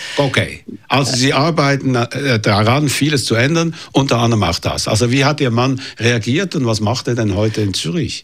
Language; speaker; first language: German; native; German